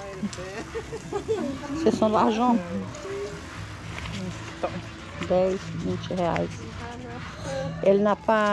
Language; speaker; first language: French; non-native, fluent; Portuguese